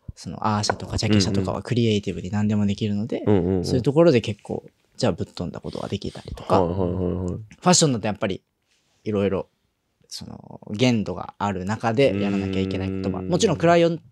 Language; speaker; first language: Japanese; native; Japanese